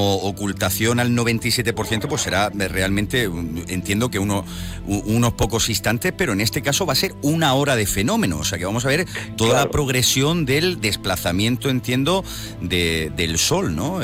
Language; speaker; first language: Spanish; native; Spanish